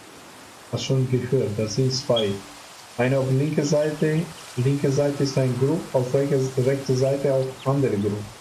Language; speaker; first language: German; non-native, fluent; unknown